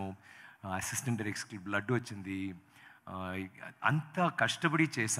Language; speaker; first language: Telugu; non-native, local second language; Tamil